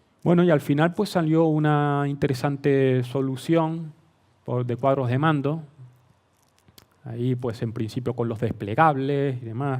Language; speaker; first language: Spanish; native; Spanish